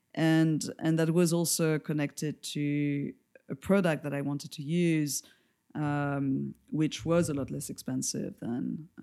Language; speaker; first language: English; non-native, fluent; French